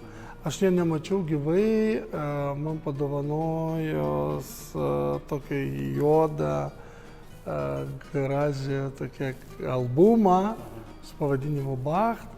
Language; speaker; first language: Lithuanian; non-native, local second language; Romany